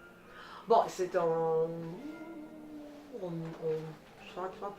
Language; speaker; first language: French; non-native, fluent; English